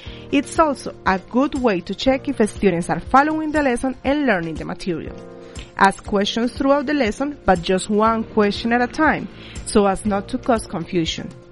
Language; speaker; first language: English; non-native, fluent; Spanish